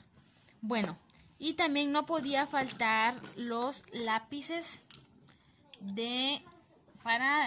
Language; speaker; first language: Spanish; native; Spanish